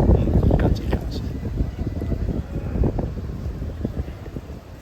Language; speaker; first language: Japanese; native; Japanese